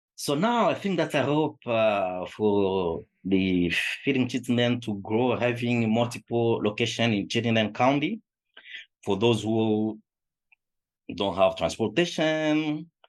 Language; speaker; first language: English; non-native, fluent; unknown